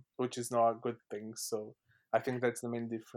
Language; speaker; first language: English; non-native, fluent; Portuguese